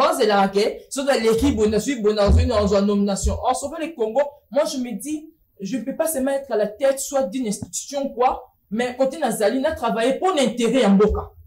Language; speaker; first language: French; non-native, local second language; Lingala